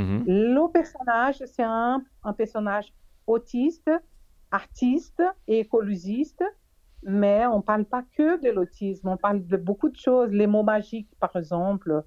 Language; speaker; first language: French; non-native, fluent; Portuguese